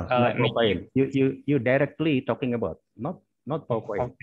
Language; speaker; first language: English; non-native, learner; Indonesian